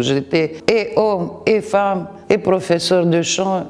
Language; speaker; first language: French; non-native, fluent; Russian